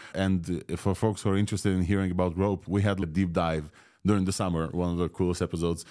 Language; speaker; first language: English; non-native, fluent; Russian